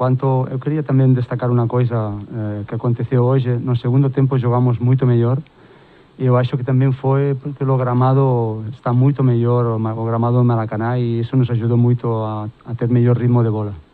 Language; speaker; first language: Portuguese; non-native, fluent; Spanish